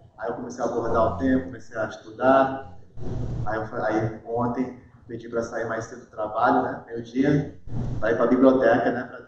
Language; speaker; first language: Portuguese; early bilingual, heritage; Portuguese